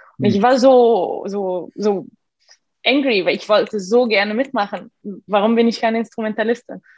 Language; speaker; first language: German; non-native, fluent; Arabic